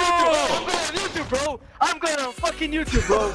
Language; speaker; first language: English; non-native, fluent; Hebrew